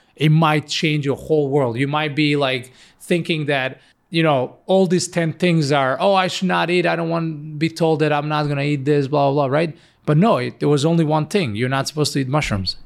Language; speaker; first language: English; non-native, fluent; Macedonian